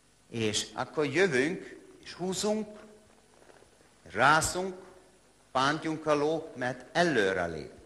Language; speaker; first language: Hungarian; non-native, learner; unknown